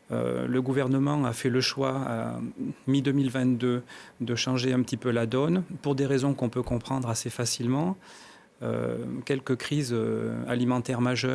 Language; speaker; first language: French; native; French